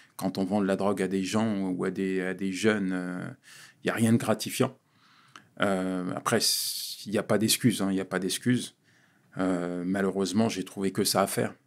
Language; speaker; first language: French; native; French